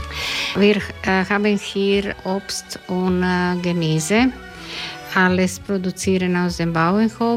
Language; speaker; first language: German; non-native, learner; Croatian